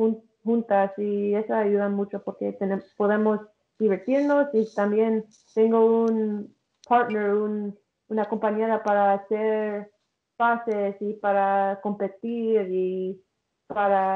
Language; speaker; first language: Spanish; early bilingual, heritage; English